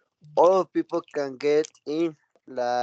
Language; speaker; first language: English; non-native, learner; Spanish